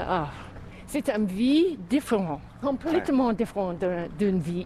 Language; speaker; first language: French; non-native, local second language; English